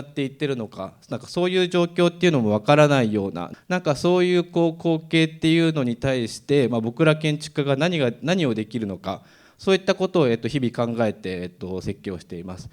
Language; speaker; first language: Japanese; native; Japanese